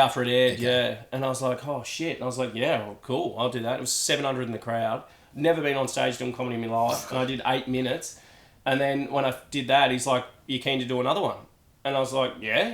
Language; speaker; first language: English; native; English